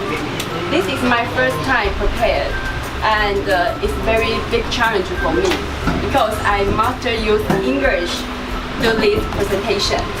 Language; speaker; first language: English; non-native, learner; Chinese